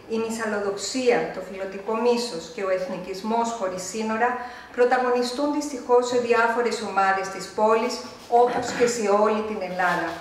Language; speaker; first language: Greek; non-native, fluent; Spanish